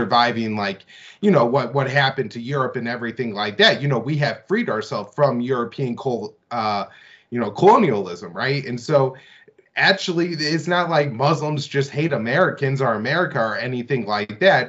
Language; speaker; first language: English; native; English